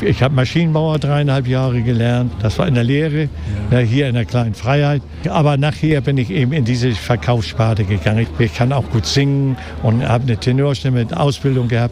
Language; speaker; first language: German; native; German